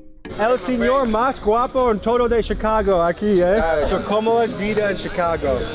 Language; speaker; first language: Spanish; non-native, learner; English